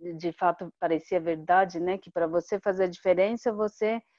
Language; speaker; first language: Portuguese; non-native, local second language; Guarani